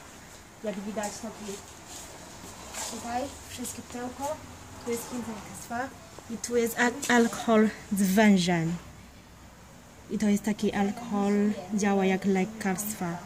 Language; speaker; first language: Polish; non-native, learner; Chinese